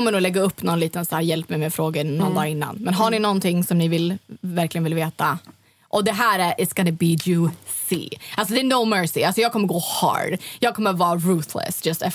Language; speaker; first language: Swedish; native; Swedish